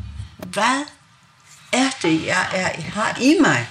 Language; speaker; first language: Danish; non-native, local second language; Kalaallisut